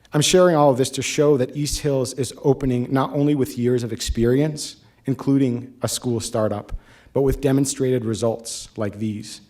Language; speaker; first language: English; native; English